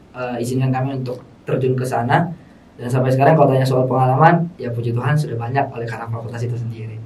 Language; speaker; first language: Indonesian; native; Indonesian